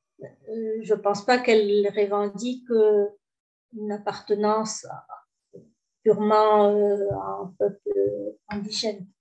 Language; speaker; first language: French; early bilingual, heritage; French